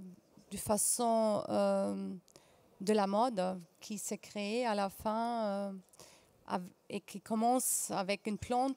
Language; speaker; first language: French; non-native, fluent; German